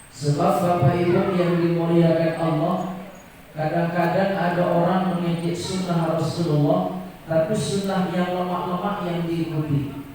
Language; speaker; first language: Indonesian; non-native, local second language; Minangkabau